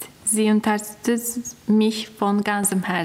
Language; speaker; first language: German; non-native, learner; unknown